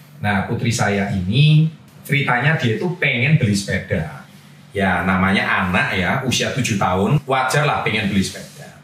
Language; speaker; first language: Indonesian; native; Indonesian